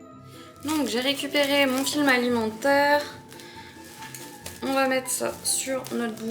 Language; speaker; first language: French; native; French